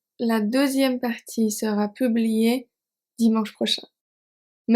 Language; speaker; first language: French; native; French